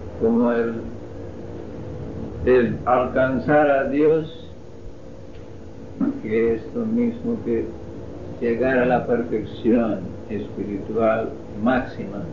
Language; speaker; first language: Spanish; non-native, fluent; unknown